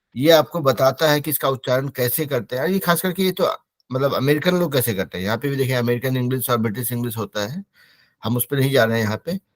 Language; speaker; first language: Hindi; native; Hindi